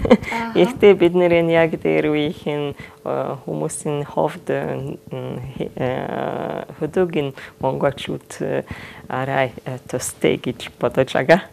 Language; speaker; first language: Mongolian; non-native, fluent; Hungarian